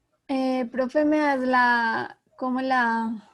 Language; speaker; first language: Spanish; native; Spanish